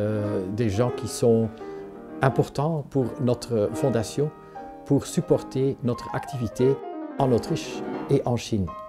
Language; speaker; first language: French; non-native, local second language; Dutch